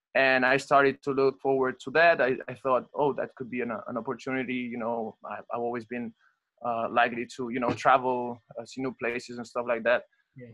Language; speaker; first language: English; non-native, fluent; Spanish